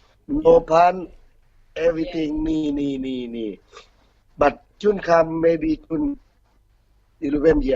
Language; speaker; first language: English; non-native, learner; Thai